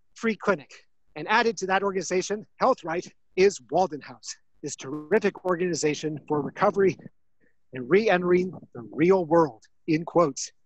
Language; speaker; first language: English; native; English